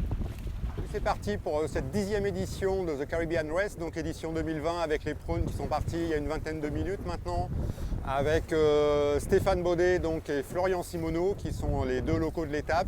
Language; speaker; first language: French; native; French